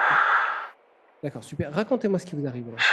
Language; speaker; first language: French; native; French